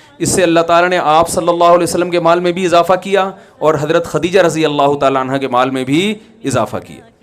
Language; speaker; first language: Urdu; native; Urdu